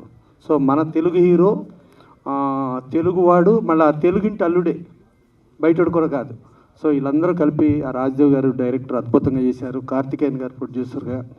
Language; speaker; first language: Telugu; native; Telugu